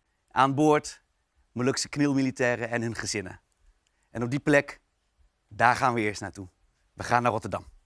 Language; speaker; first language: Dutch; early bilingual, other home language; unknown